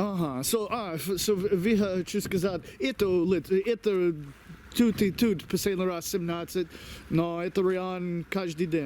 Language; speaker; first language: Russian; non-native, learner; English